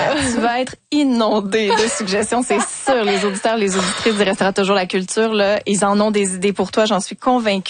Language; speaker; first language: French; native; French